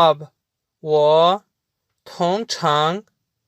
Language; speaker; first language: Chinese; non-native, fluent; Urdu